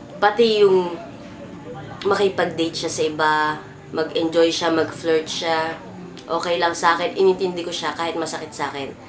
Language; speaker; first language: Filipino; native; Filipino